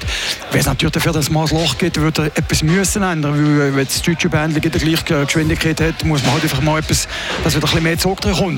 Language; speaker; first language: German; native; German